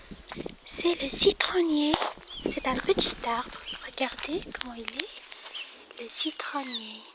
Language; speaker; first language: French; non-native, local second language; Arabic